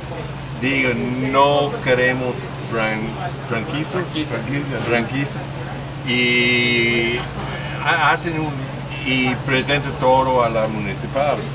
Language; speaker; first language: Spanish; non-native, learner; English